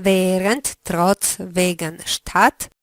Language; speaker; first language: German; non-native, fluent; Polish